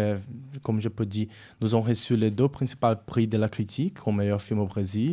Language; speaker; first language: French; non-native, fluent; Portuguese